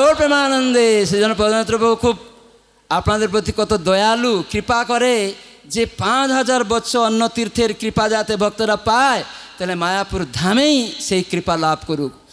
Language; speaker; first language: Bangla; non-native, fluent; Odia